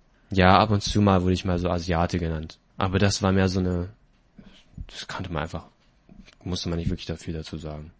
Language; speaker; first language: German; native; German